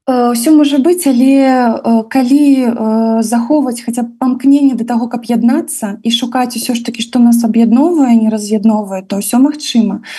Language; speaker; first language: Belarusian; non-native, local second language; Russian